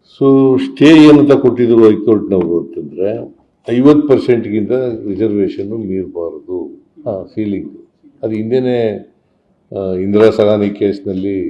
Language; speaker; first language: Kannada; native; Kannada